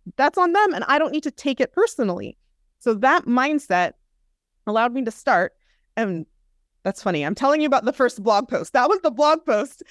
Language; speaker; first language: English; native; English